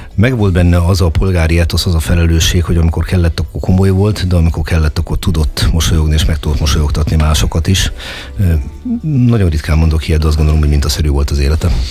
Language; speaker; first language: Hungarian; native; Hungarian